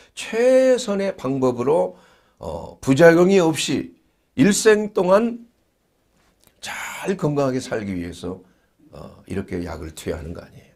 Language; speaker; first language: Korean; native; Korean